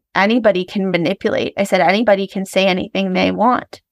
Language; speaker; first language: English; native; English